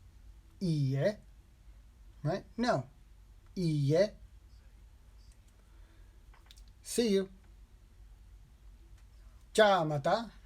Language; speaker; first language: Japanese; non-native, learner; English